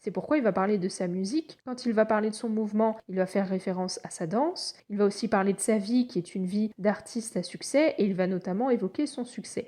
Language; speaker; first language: French; native; French